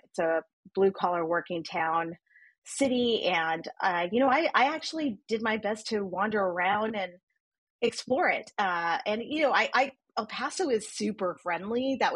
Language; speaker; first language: English; native; English